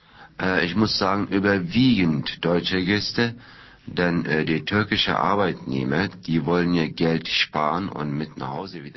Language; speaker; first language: German; non-native, fluent; Turkish